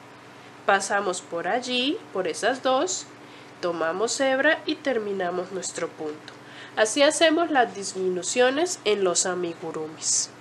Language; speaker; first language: Spanish; native; Spanish